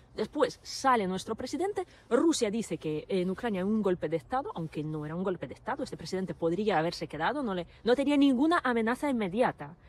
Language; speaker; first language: Spanish; non-native, fluent; Ukrainian